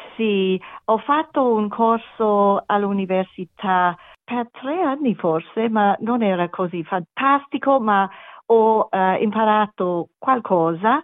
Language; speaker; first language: Italian; non-native, learner; German